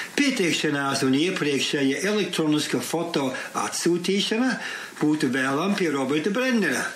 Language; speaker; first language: Latvian; early bilingual, heritage; Latvian